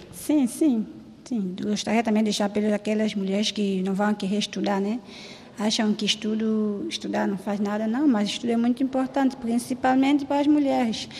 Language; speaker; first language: Portuguese; native; Portuguese